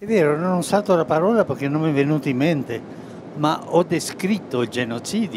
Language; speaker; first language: Italian; non-native, fluent; Spanish